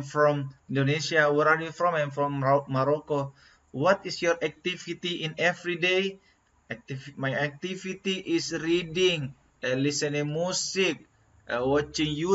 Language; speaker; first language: English; non-native, learner; Indonesian